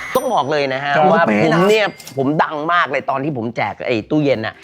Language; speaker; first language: Thai; non-native, fluent; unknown